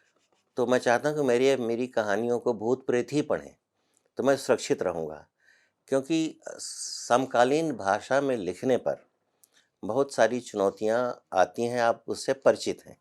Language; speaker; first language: Hindi; native; Hindi